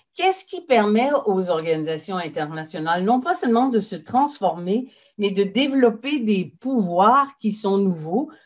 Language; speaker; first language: French; native; French